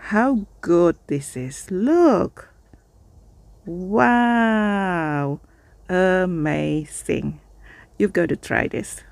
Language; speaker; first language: English; non-native, fluent; Indonesian